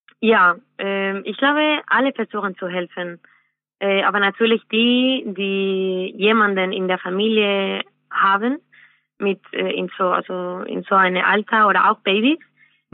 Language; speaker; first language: German; non-native, fluent; Spanish